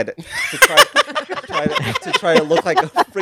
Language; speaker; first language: English; early bilingual, other home language; Italian